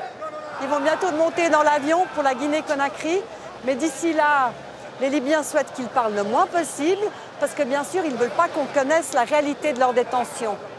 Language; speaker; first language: French; native; French